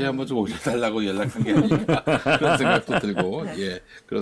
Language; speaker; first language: Korean; native; Korean